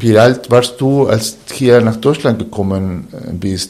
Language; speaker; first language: German; non-native, fluent; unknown